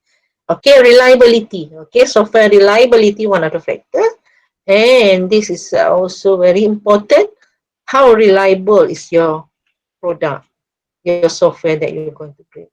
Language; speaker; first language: English; non-native, local second language; Malay